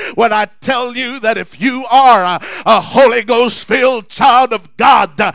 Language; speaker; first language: English; early bilingual, other home language; Spanish